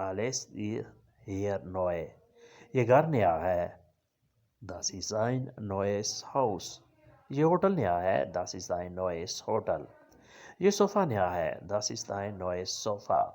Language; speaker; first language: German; non-native, learner; Urdu